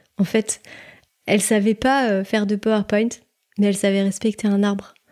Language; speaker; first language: French; native; French